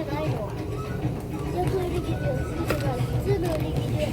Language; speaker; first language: Japanese; early bilingual, other home language; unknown